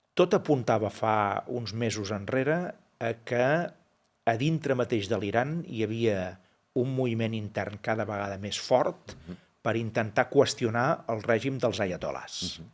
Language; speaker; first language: Catalan; native; Catalan